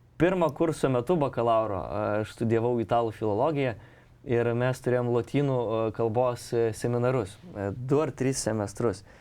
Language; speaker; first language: Lithuanian; non-native, local second language; Polish